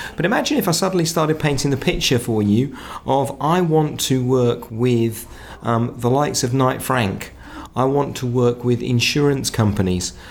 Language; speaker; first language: English; native; English